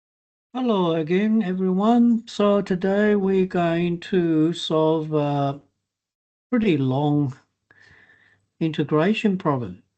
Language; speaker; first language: English; non-native, fluent; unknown